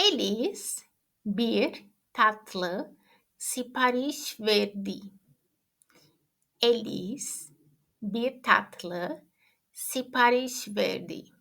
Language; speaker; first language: Turkish; non-native, fluent; Portuguese